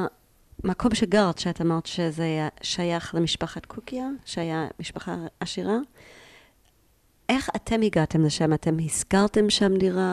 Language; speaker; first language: Hebrew; native; Hebrew